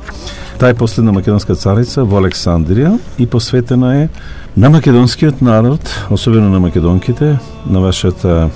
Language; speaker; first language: Macedonian; native; Macedonian